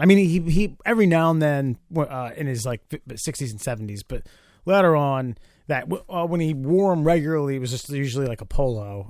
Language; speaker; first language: English; native; English